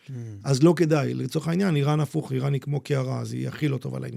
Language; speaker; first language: Hebrew; native; Hebrew